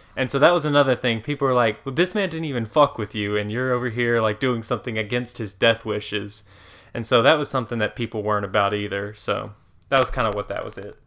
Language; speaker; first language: English; native; English